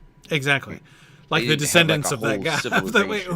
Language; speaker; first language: English; native; English